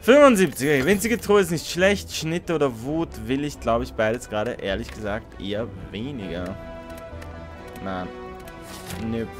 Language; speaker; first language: German; native; German